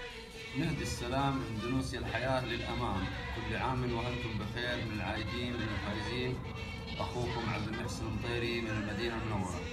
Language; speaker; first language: Arabic; native; Arabic